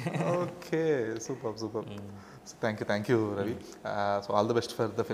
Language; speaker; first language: Telugu; native; Telugu